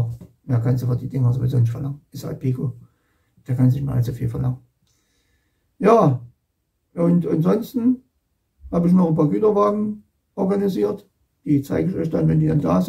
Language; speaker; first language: German; native; German